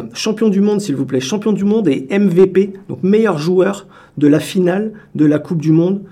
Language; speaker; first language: French; native; French